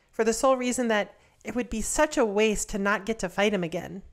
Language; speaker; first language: English; native; English